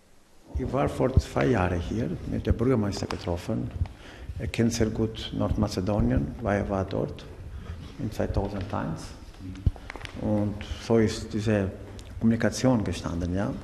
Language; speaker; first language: German; non-native, fluent; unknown